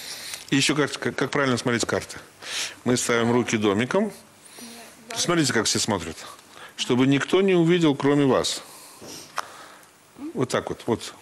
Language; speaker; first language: Russian; native; Russian